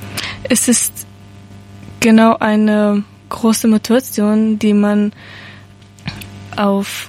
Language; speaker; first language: German; non-native, learner; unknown